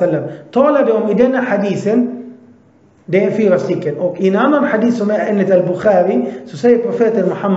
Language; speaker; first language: Swedish; early bilingual, other home language; Arabic